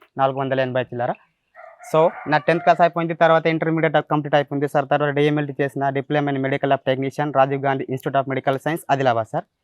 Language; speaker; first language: Telugu; non-native, local second language; Gondi